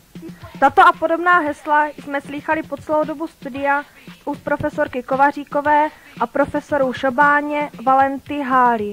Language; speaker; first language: Czech; native; Czech